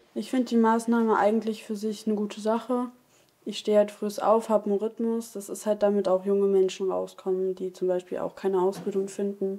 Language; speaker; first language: German; native; German